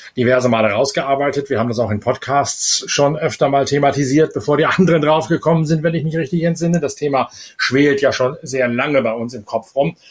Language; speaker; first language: German; native; German